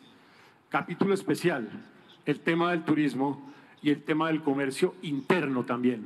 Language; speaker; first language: Spanish; native; Spanish